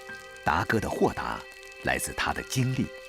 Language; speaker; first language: Chinese; native; Chinese